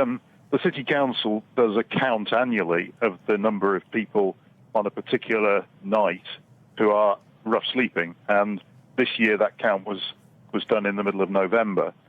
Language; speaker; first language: English; native; English